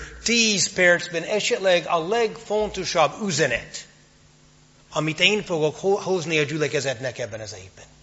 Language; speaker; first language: Hungarian; non-native, fluent; English